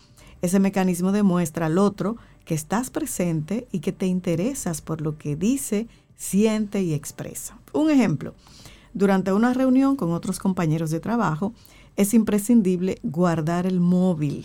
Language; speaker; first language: Spanish; native; Spanish